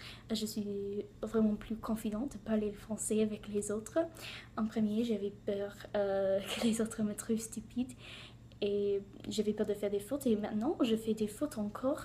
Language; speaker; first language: French; non-native, learner; English